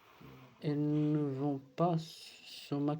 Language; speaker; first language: French; non-native, learner; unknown